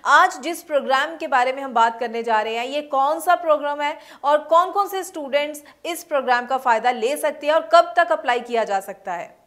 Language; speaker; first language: Hindi; non-native, local second language; Punjabi